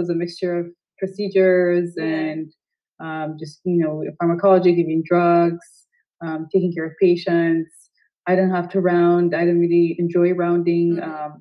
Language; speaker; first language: English; non-native, fluent; Amharic